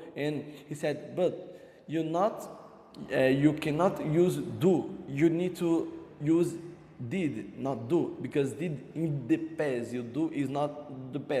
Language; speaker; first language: English; non-native, learner; Portuguese